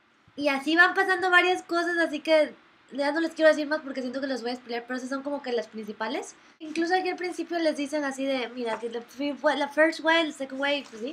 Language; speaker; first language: Spanish; native; Spanish